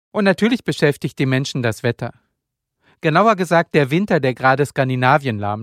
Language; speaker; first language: German; native; German